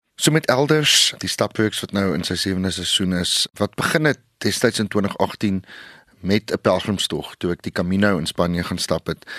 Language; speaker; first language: Afrikaans; native; Afrikaans